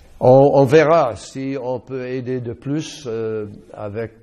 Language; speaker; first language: French; non-native, fluent; English